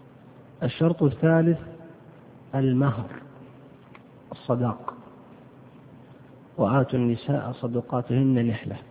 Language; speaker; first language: Arabic; native; Arabic